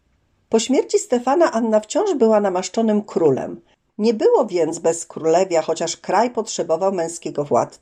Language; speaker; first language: Polish; native; Polish